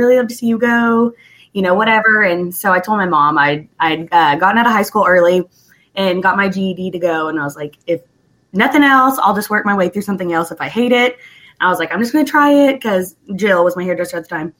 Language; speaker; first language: English; native; English